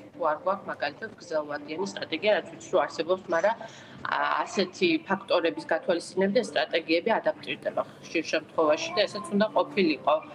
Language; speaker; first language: Georgian; native; Georgian